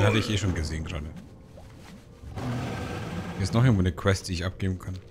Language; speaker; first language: German; native; German